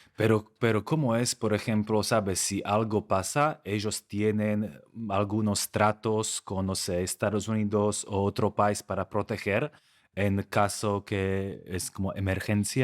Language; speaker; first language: Spanish; non-native, fluent; Slovak